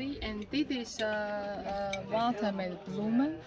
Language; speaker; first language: Dutch; non-native, learner; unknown